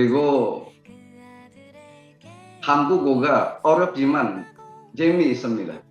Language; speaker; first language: Korean; non-native, learner; Indonesian